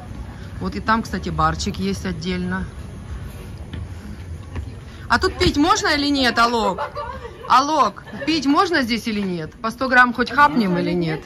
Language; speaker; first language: Russian; native; Russian